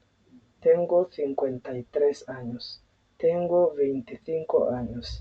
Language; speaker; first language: Spanish; non-native, learner; Somali